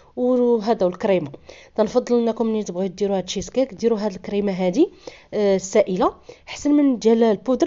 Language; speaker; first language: Arabic; native; Arabic